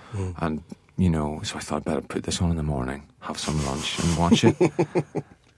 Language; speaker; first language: English; native; English